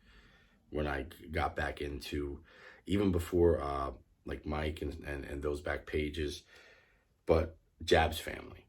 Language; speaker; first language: English; native; English